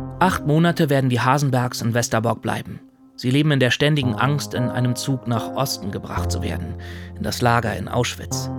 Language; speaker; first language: German; native; German